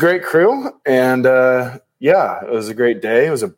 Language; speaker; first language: English; native; English